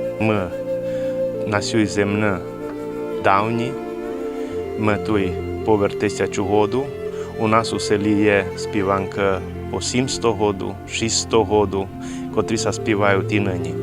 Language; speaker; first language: Ukrainian; early bilingual, heritage; Rusyn